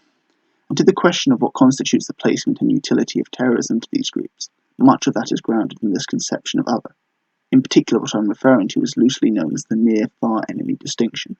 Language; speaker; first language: English; native; English